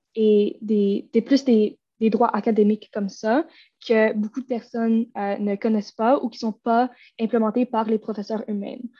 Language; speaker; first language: French; native; French